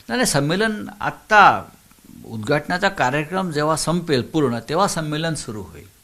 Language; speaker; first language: Marathi; native; Marathi